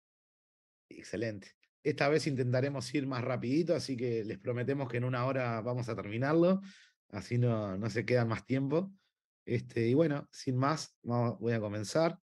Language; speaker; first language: Spanish; native; Spanish